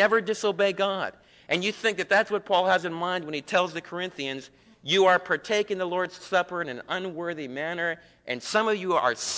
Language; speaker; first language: English; native; English